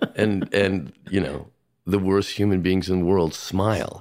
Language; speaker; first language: English; native; English